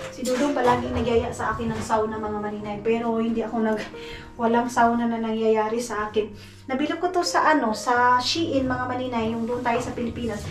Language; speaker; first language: Filipino; non-native, local second language; Cebuano